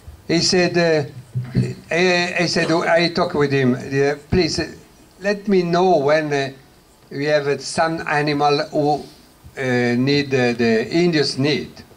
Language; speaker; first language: English; non-native, learner; Italian